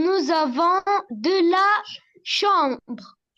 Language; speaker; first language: French; non-native, learner; Arabic